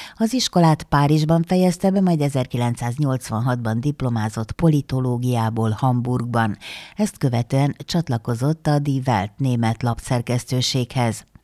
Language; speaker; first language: Hungarian; native; Hungarian